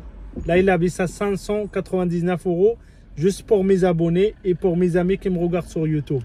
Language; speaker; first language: French; non-native, fluent; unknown